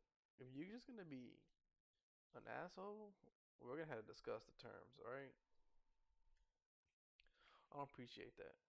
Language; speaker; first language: English; native; English